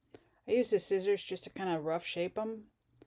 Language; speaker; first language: English; native; English